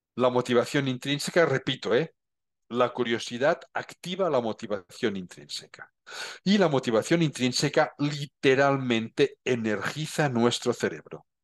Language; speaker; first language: Spanish; non-native, local second language; Catalan